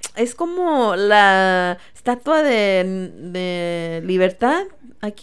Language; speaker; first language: Spanish; early bilingual, heritage; Spanish